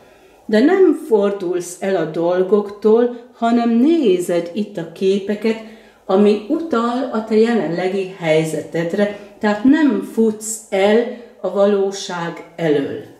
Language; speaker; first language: Hungarian; native; Hungarian